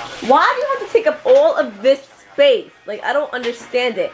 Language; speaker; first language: English; early bilingual, other home language; Spanish